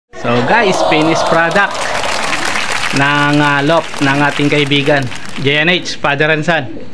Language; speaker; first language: Filipino; native; Filipino